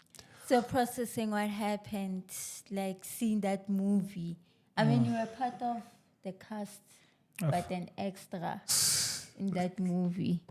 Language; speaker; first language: English; non-native, local second language; Zulu